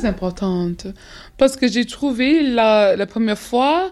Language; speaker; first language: French; non-native, fluent; English